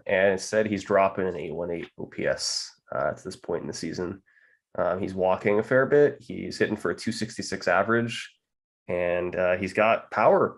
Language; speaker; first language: English; native; English